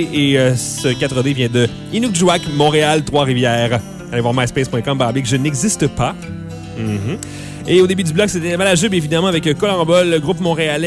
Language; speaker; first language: French; native; French